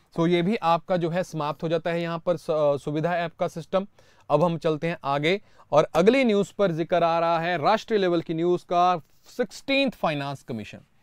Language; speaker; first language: Hindi; non-native, local second language; Punjabi